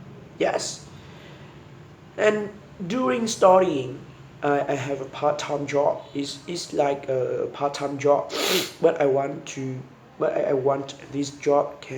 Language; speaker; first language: English; non-native, learner; Vietnamese